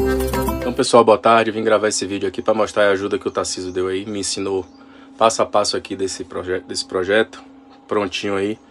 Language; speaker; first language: Portuguese; native; Portuguese